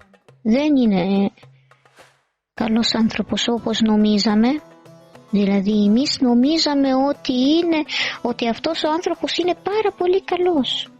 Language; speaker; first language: Greek; non-native, fluent; Arabic